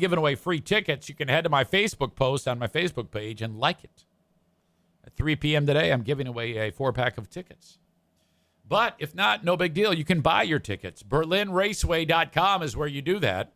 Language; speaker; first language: English; native; English